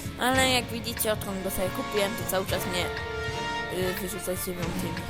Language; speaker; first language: Polish; native; Polish